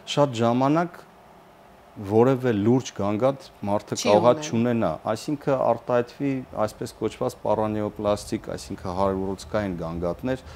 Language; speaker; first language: Armenian; native; Armenian